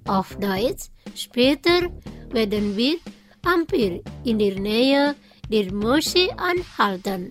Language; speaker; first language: German; non-native, fluent; Indonesian